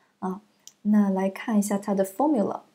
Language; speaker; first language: Chinese; native; Chinese